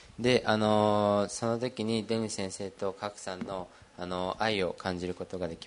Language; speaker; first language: Japanese; early bilingual, other home language; Portuguese